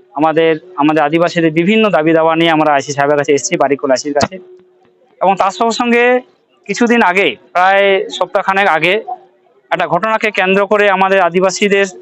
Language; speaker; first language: Bangla; non-native, local second language; Santali